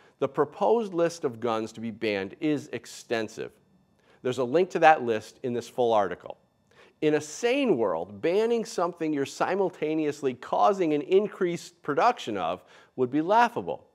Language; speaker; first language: English; native; English